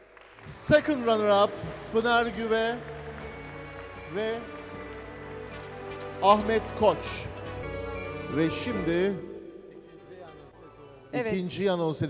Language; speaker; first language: Turkish; native; Turkish